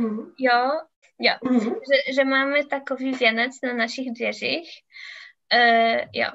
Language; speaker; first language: Czech; non-native, learner; English